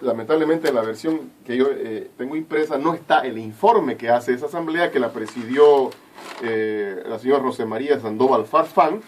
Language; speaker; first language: Spanish; native; Spanish